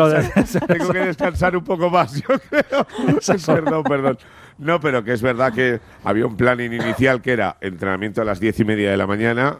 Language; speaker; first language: Spanish; native; Spanish